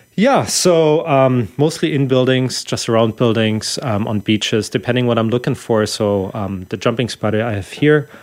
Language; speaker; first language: English; non-native, fluent; German